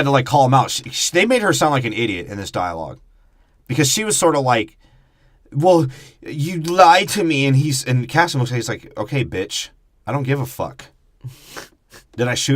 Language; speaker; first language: English; native; English